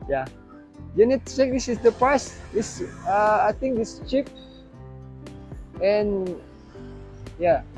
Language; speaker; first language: English; non-native, learner; Indonesian